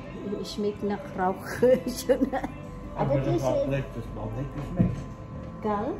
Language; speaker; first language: German; non-native, fluent; Filipino